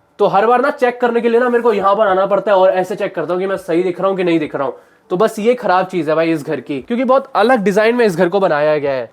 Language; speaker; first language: Hindi; native; Hindi